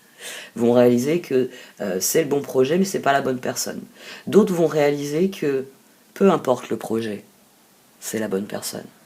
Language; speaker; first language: French; native; French